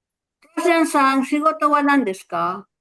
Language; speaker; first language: Japanese; non-native, fluent; Filipino